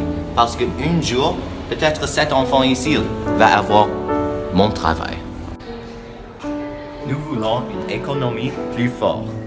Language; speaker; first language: French; non-native, learner; English